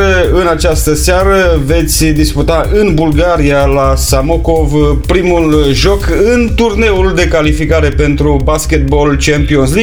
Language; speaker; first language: Romanian; native; Romanian